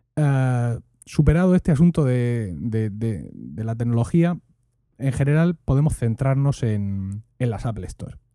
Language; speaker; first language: Spanish; native; Spanish